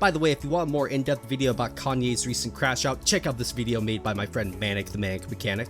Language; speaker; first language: English; native; English